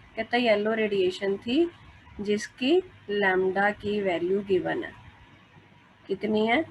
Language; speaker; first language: Hindi; non-native, local second language; Punjabi